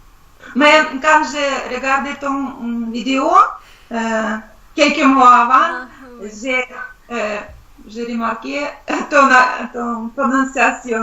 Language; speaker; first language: French; non-native, learner; Russian